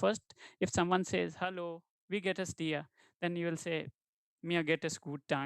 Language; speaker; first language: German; non-native, fluent; Hindi